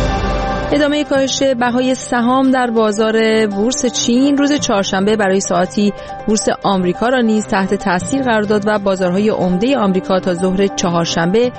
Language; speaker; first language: Persian; native; Persian